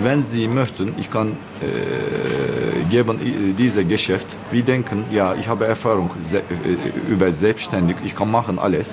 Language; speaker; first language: German; non-native, learner; Turkish